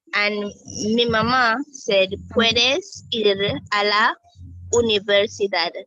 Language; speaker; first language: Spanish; non-native, learner; English